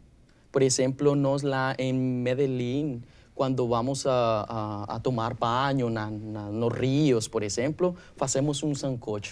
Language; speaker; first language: Portuguese; non-native, learner; Spanish